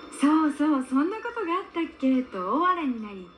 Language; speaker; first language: Japanese; non-native, learner; Korean